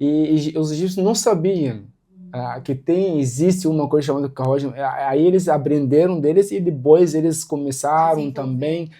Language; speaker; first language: Portuguese; non-native, local second language; Arabic